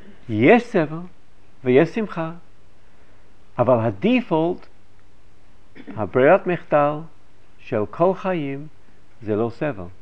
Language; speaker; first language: Hebrew; non-native, fluent; English